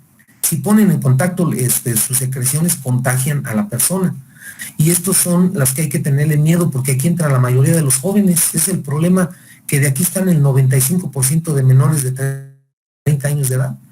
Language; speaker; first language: Spanish; native; Spanish